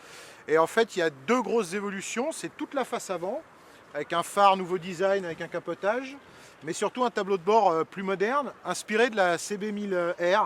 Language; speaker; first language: French; native; French